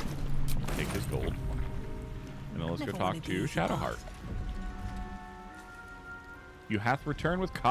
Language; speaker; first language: English; native; English